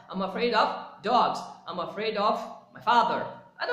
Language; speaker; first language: English; non-native, fluent; Portuguese